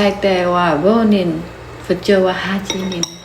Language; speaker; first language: Japanese; non-native, learner; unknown